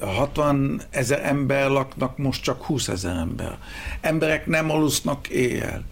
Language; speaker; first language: Hungarian; early bilingual, heritage; Hebrew